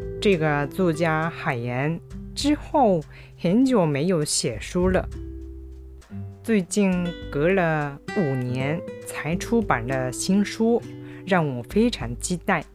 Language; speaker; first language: Chinese; non-native, fluent; Japanese